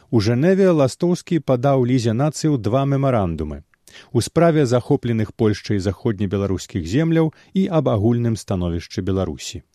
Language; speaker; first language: Belarusian; native; Belarusian